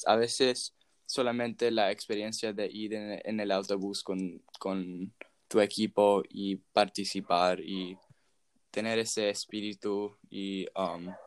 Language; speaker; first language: Spanish; non-native, fluent; English